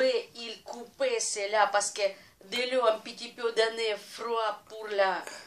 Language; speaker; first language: French; non-native, learner; Russian